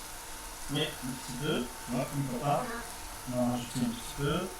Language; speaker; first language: French; native; French